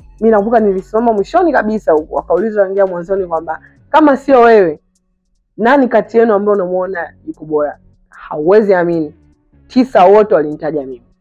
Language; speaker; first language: Swahili; native; Swahili